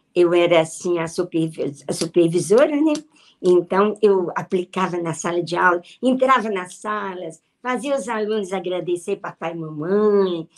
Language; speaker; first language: Portuguese; native; Portuguese